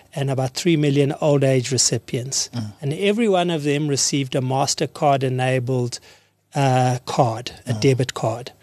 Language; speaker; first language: English; native; English